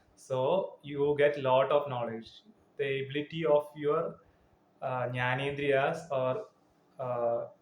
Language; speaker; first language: English; non-native, local second language; Malayalam